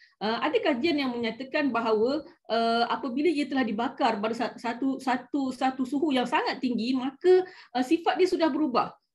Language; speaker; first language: Malay; native; Malay